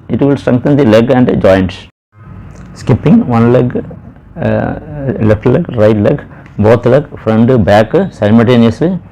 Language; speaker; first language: English; non-native, local second language; Malayalam